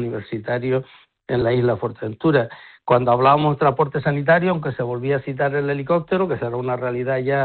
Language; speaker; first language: Spanish; native; Spanish